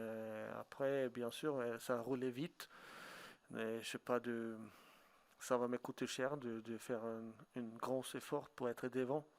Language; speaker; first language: French; non-native, fluent; Swedish